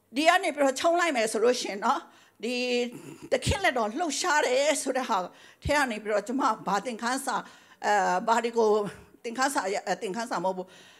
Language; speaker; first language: Burmese; non-native, local second language; Tedim Chin